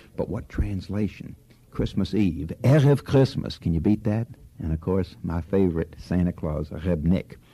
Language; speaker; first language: English; native; English